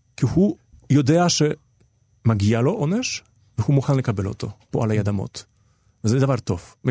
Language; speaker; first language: Hebrew; non-native, fluent; Polish